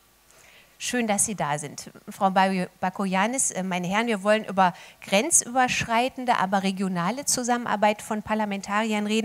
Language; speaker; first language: German; native; German